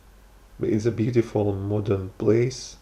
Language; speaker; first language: English; non-native, learner; Russian